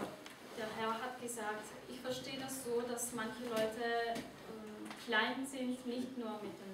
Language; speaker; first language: German; non-native, fluent; Czech